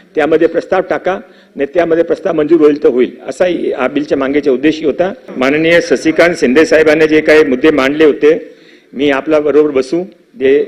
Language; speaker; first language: Marathi; non-native, local second language; Hindi